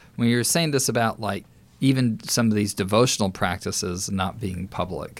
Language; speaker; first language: English; native; English